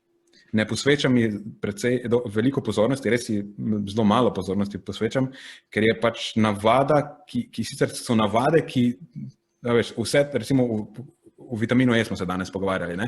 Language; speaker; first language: Slovenian; native; Slovenian